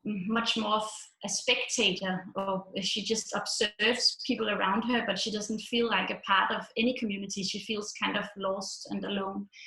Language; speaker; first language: English; non-native, fluent; Danish